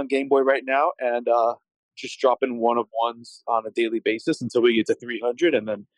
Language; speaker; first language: English; native; English